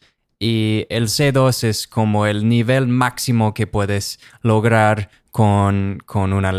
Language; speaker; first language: Spanish; non-native, fluent; English